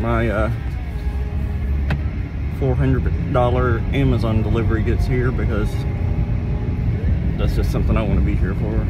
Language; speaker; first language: English; native; English